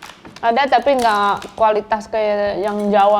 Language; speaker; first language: Indonesian; non-native, fluent; Spanish